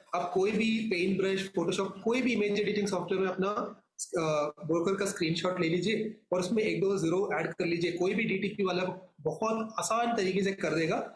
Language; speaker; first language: Hindi; non-native, local second language; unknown